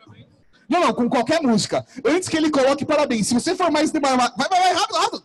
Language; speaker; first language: Portuguese; native; Portuguese